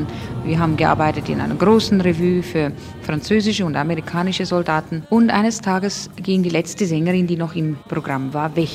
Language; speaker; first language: German; native; German